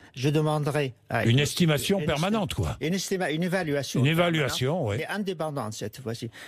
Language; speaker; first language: French; non-native, fluent; Arabic